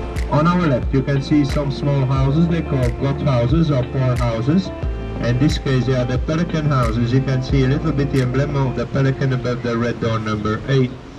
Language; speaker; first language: English; non-native, fluent; Dutch